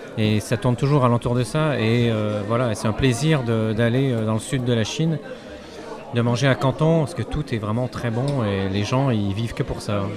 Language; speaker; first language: French; native; French